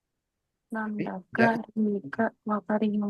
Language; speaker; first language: Japanese; non-native, learner; Indonesian